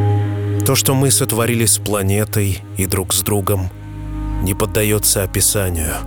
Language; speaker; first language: Russian; native; Russian